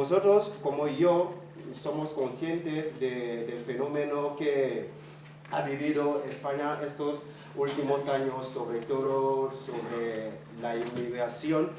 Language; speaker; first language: Spanish; non-native, fluent; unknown